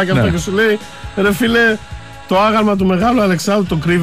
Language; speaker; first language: Greek; native; Greek